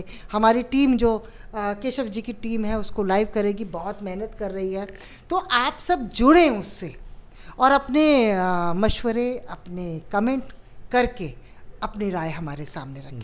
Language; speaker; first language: Hindi; native; Hindi